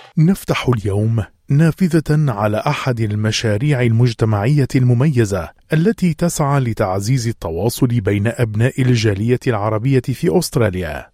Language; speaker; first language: Arabic; native; Arabic